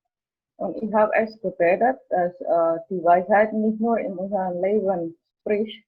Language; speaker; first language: German; non-native, learner; Indonesian